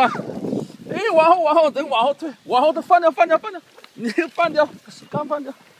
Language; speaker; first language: Chinese; native; Chinese